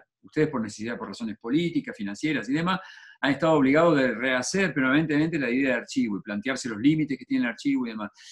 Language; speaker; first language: Spanish; native; Spanish